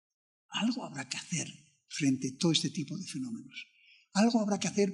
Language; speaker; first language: Spanish; native; Spanish